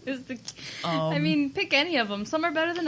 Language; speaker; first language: English; native; English